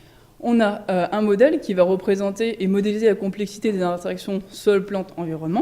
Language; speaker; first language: French; native; French